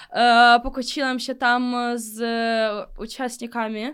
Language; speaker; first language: Polish; early bilingual, other home language; Russian